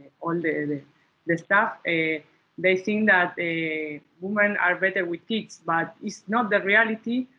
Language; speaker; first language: English; non-native, learner; Spanish